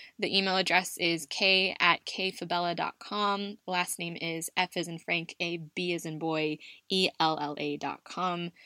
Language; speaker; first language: English; native; English